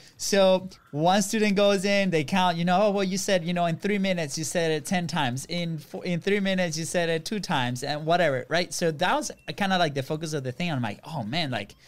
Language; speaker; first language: English; non-native, fluent; Spanish